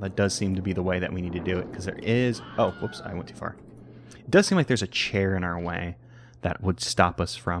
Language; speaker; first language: English; native; English